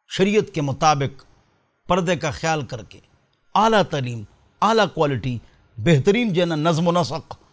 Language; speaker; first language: Urdu; non-native, local second language; Pashto